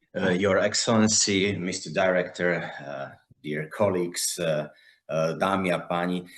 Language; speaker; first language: English; non-native, fluent; Slovak